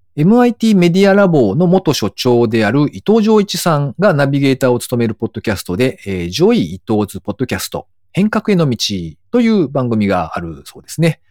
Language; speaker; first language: Japanese; native; Japanese